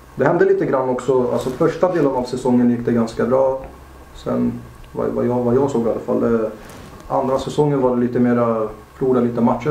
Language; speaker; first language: Swedish; native; Swedish